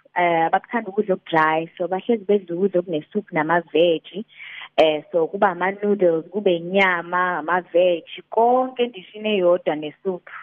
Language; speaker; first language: Zulu; native; Zulu